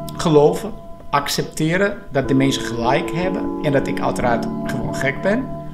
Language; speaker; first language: Dutch; non-native, fluent; Portuguese